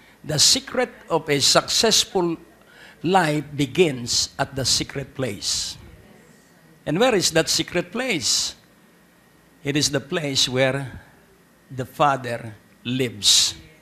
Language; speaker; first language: English; non-native, local second language; Filipino